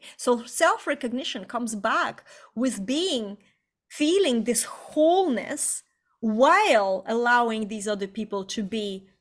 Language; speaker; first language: English; non-native, fluent; Estonian